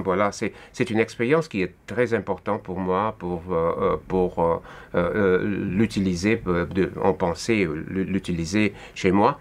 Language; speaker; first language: French; non-native, fluent; Russian